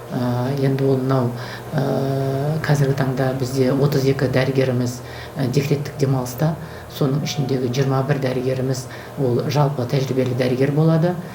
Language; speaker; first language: Kazakh; native; Kazakh